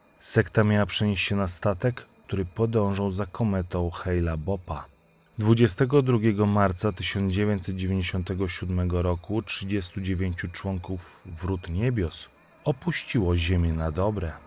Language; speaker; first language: Polish; native; Polish